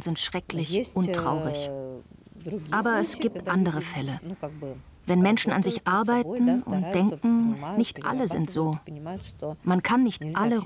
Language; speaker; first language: German; non-native, fluent; Russian